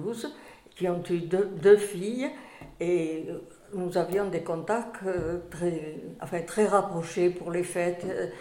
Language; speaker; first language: French; native; French